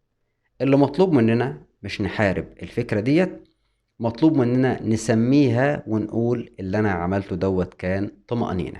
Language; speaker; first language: Arabic; native; Arabic